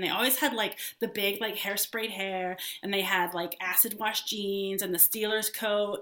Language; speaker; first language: English; native; English